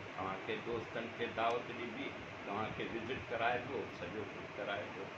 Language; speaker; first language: Sindhi; non-native, local second language; Urdu